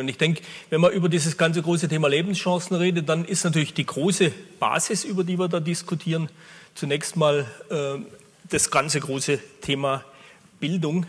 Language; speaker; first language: German; native; German